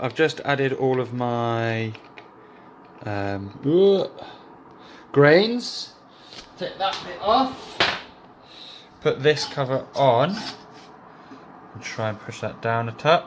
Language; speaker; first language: English; native; English